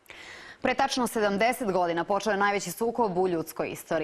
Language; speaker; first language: Serbian; native; Serbian